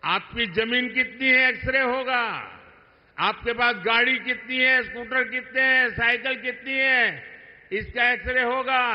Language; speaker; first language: Hindi; non-native, local second language; Gujarati